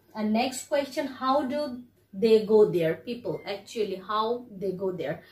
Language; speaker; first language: English; non-native, local second language; Bangla